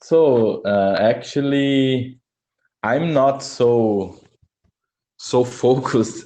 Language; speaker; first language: English; non-native, learner; Portuguese